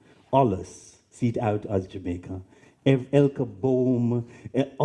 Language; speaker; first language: Dutch; non-native, learner; English